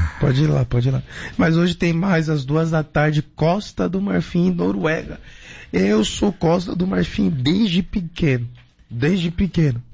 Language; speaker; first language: Portuguese; native; Portuguese